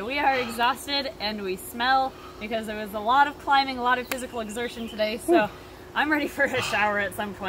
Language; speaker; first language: English; native; English